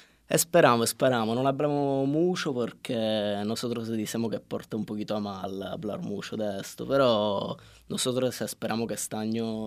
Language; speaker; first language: Spanish; non-native, learner; Italian